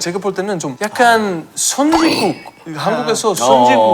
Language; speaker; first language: Korean; non-native, learner; Greek